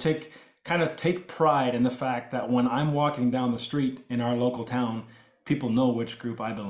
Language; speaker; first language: English; native; English